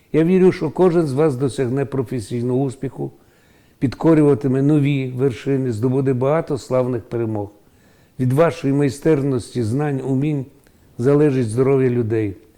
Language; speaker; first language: Ukrainian; native; Ukrainian